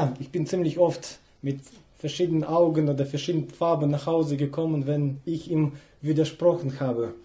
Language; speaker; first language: German; non-native, fluent; Russian